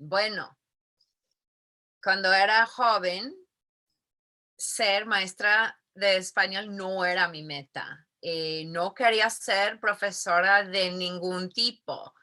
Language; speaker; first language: Spanish; non-native, fluent; English